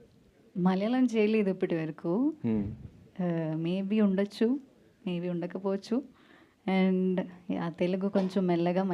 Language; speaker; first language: Telugu; non-native, learner; Malayalam